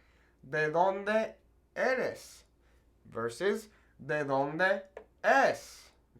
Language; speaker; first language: Spanish; non-native, fluent; English